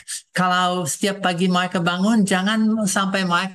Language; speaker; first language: Indonesian; non-native, fluent; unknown